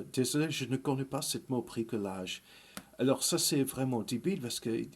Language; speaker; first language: French; early bilingual, heritage; English